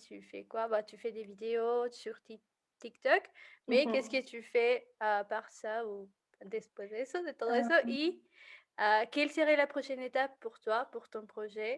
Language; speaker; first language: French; non-native, fluent; Spanish